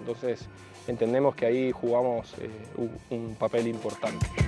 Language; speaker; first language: Spanish; native; Spanish